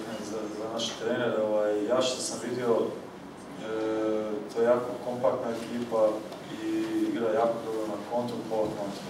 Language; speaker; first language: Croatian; early bilingual, heritage; Croatian